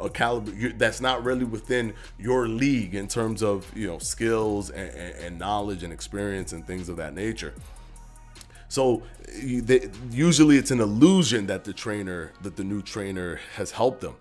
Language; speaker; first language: English; native; English